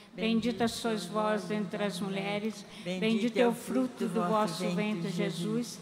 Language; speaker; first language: Portuguese; native; Portuguese